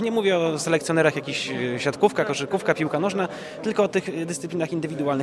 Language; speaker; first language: Polish; native; Polish